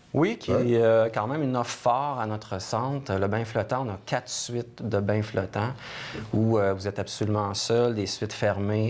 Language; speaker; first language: French; native; French